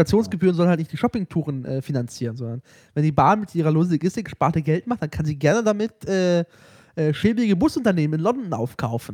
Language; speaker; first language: German; native; German